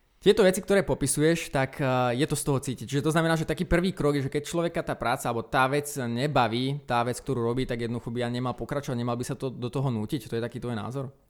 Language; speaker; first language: Slovak; native; Slovak